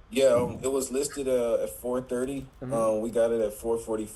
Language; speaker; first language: English; native; English